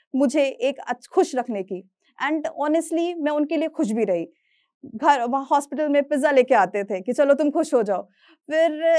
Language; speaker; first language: Hindi; native; Hindi